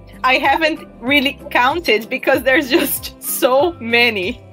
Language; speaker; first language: English; non-native, fluent; Portuguese